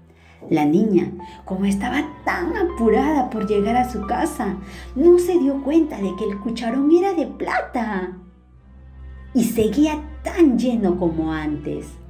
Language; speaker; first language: Spanish; native; Spanish